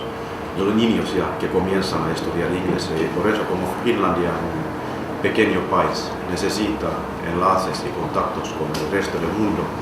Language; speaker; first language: Spanish; non-native, fluent; Finnish